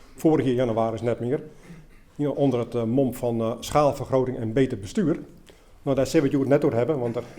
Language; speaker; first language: Dutch; native; Dutch